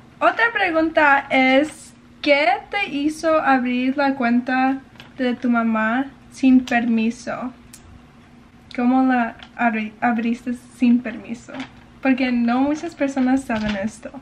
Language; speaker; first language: Spanish; early bilingual, heritage; English